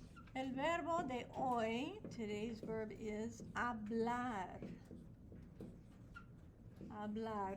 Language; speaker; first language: Spanish; non-native, fluent; English